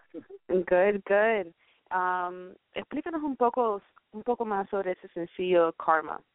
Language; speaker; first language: Spanish; early bilingual, heritage; Spanish